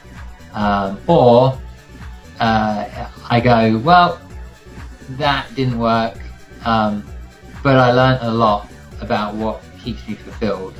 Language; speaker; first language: English; native; English